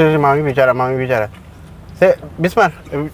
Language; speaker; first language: Indonesian; non-native, fluent; Bangla